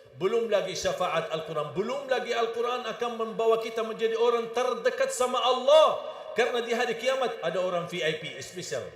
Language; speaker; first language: Malay; non-native, fluent; Arabic